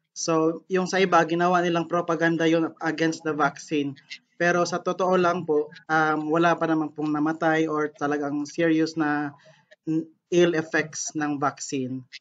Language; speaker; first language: Filipino; non-native, local second language; Cebuano